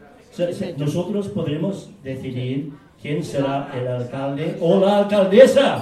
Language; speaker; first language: Spanish; non-native, fluent; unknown